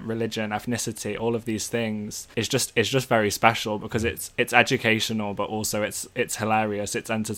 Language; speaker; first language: English; native; English